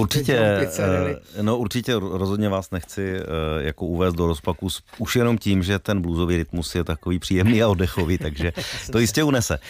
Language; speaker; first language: Czech; native; Czech